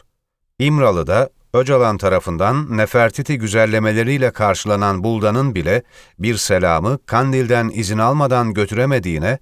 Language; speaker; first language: Turkish; native; Turkish